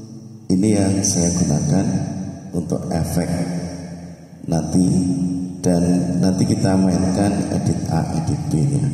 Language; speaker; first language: Indonesian; native; Indonesian